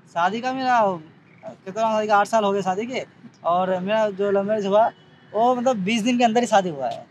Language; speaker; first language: Hindi; native; Hindi